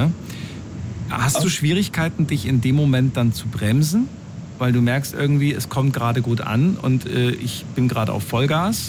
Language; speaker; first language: German; native; German